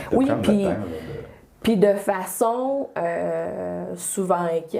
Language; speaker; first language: French; native; French